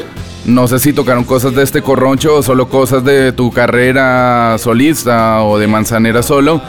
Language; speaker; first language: Spanish; native; Spanish